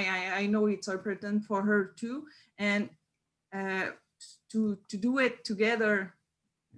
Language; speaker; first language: English; non-native, learner; French